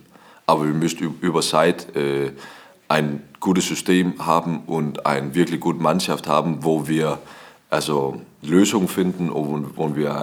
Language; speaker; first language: German; non-native, learner; Danish